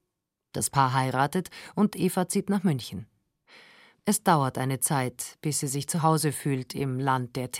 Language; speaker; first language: German; native; German